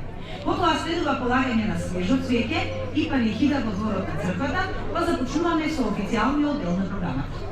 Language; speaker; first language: Macedonian; native; Macedonian